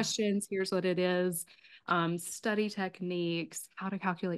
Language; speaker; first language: English; native; English